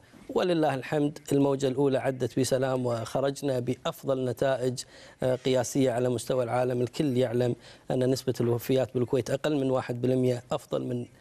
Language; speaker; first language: Arabic; native; Arabic